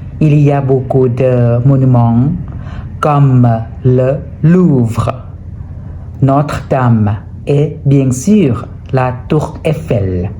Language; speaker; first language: French; non-native, fluent; Thai